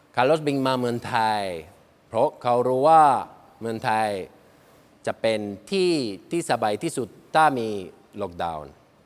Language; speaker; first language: Thai; non-native, learner; Spanish